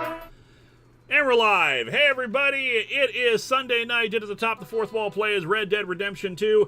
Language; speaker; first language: English; native; English